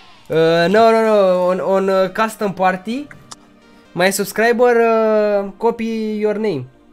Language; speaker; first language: English; non-native, learner; Romanian